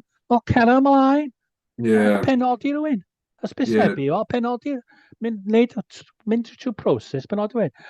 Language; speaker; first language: Welsh; native; Welsh